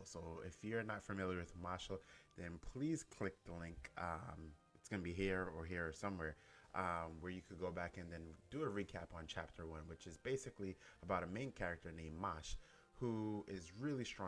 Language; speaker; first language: English; native; English